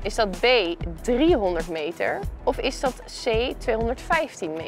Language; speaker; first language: Dutch; native; Dutch